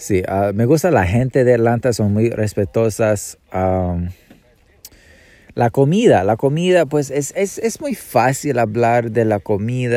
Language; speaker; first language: Spanish; non-native, fluent; English